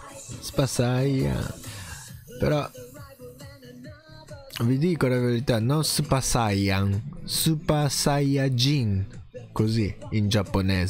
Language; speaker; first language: Italian; non-native, learner; Japanese